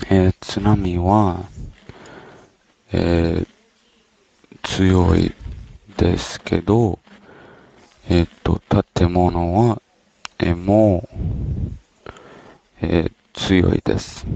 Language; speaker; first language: Japanese; non-native, learner; English